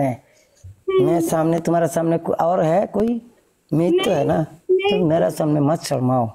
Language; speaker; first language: Hindi; non-native, fluent; Bangla